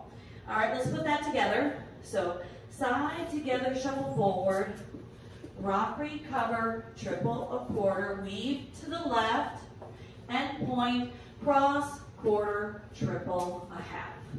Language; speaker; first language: English; native; English